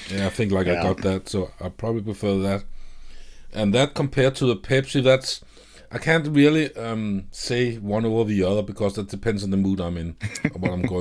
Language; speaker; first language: English; non-native, fluent; Danish